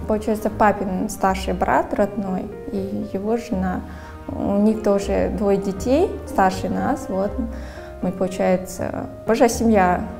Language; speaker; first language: Russian; non-native, fluent; Vietnamese